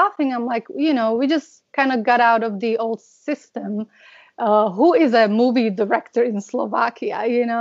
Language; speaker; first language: English; non-native, fluent; Slovak